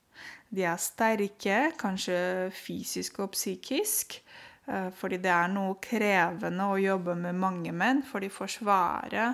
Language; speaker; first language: Norwegian; non-native, fluent; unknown